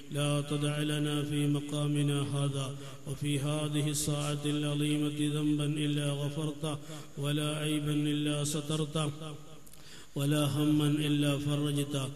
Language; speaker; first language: Arabic; non-native, fluent; Malayalam